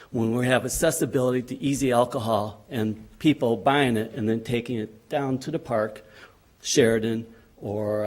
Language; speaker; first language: English; native; English